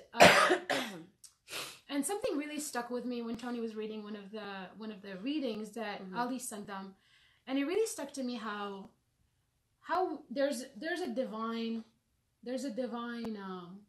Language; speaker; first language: English; non-native, fluent; Arabic